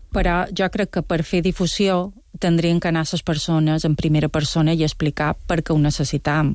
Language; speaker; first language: Catalan; native; Catalan